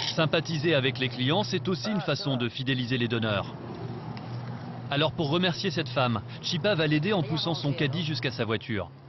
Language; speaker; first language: French; native; French